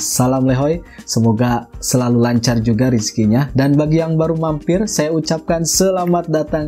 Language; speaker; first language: Indonesian; native; Indonesian